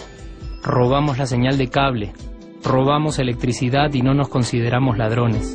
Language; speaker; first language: Spanish; native; Spanish